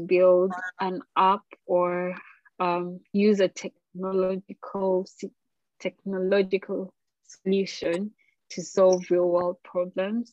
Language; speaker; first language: English; non-native, local second language; Ganda